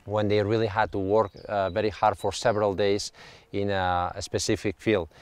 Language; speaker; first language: English; non-native, fluent; Catalan